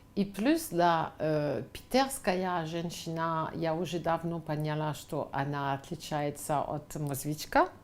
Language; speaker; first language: Russian; non-native, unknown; French